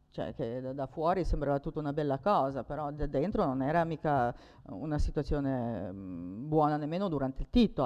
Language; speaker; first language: Italian; early bilingual, other home language; Serbian